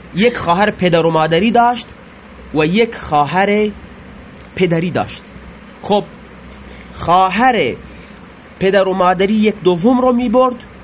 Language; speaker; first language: Persian; native; Persian